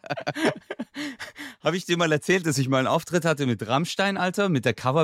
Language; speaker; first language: German; early bilingual, other home language; Turkish